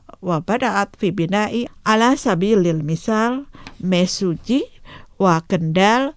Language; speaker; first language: Arabic; non-native, fluent; Indonesian